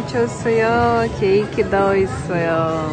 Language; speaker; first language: Korean; non-native, learner; Russian